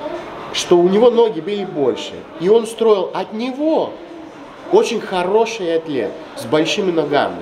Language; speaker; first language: Russian; non-native, fluent; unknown